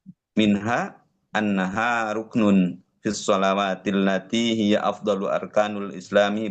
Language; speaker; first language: Arabic; non-native, learner; Indonesian